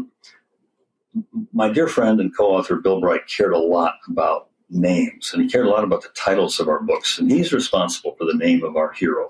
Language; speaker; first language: English; native; English